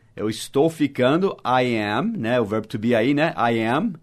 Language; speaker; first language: Portuguese; non-native, fluent; English